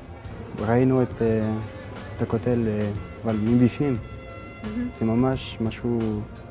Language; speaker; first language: Hebrew; non-native, learner; French